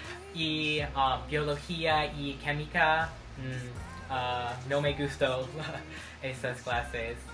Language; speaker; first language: Spanish; non-native, learner; English